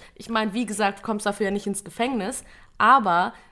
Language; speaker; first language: German; early bilingual, other home language; Vietnamese